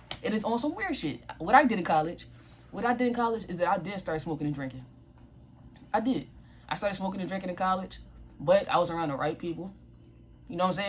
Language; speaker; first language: English; native; English